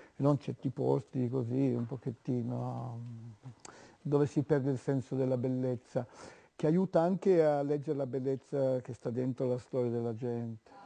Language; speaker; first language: Italian; native; Italian